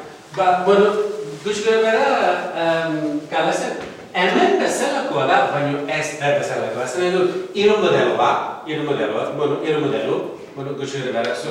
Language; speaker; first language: Basque; non-native, fluent; Welsh